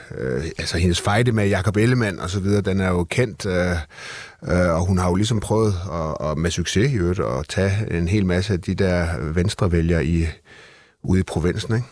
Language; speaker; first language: Danish; native; Danish